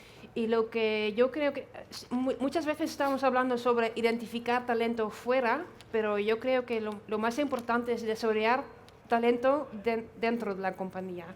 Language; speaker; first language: Spanish; non-native, fluent; Dutch